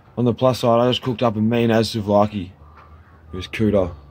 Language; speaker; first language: English; native; English